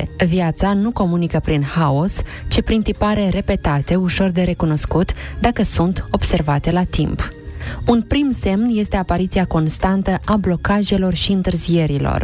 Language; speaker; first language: Romanian; native; Romanian